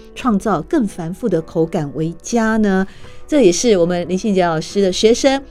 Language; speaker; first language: Chinese; native; Chinese